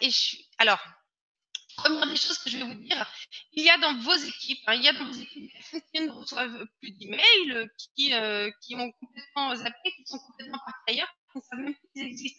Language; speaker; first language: French; native; French